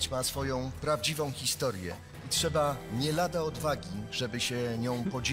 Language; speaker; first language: Polish; native; Polish